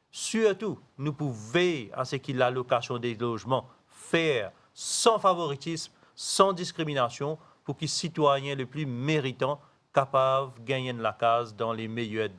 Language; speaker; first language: French; non-native, local second language; Morisyen